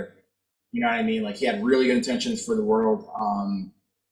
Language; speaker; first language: English; native; English